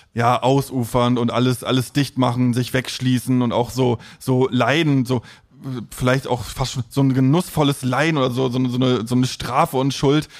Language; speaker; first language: German; native; German